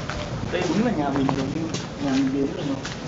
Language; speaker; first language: Vietnamese; native; Vietnamese